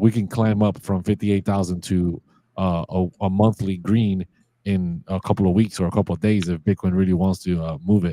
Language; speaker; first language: English; native; English